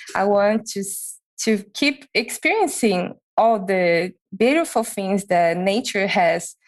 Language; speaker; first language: English; non-native, fluent; Portuguese